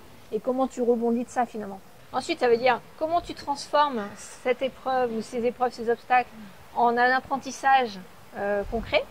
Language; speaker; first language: French; native; French